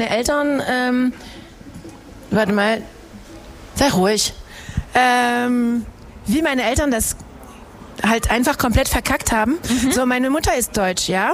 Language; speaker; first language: German; non-native, fluent; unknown